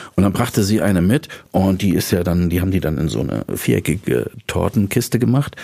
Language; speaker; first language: German; native; German